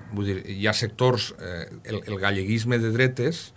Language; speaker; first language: Catalan; native; Catalan